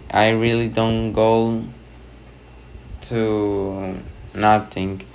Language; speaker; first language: English; non-native, learner; Spanish